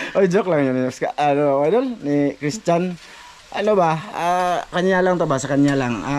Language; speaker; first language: Filipino; non-native, local second language; Cebuano